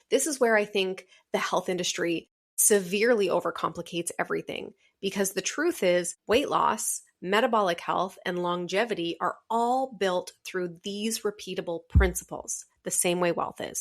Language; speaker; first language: English; native; English